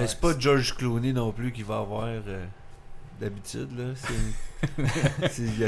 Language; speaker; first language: French; native; French